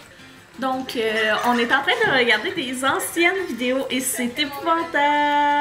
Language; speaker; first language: French; native; French